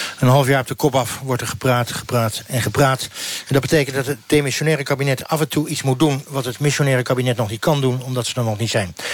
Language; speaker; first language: Dutch; native; Dutch